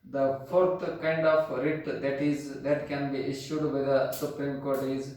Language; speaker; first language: English; non-native, local second language; Kannada